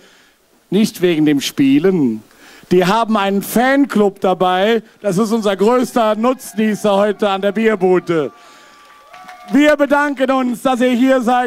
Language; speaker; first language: German; native; German